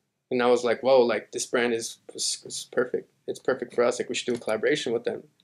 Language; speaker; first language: English; early bilingual, other home language; Spanish